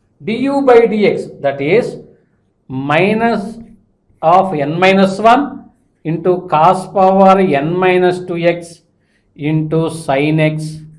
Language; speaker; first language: English; non-native, local second language; Telugu